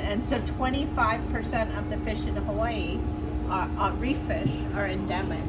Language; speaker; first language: English; native; English